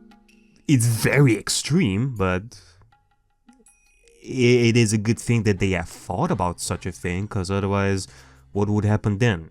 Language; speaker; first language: English; native; English